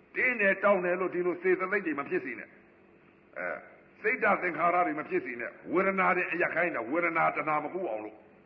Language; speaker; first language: Burmese; native; Burmese